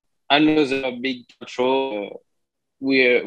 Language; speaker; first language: English; non-native, learner; French